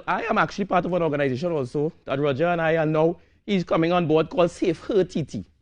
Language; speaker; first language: English; native; English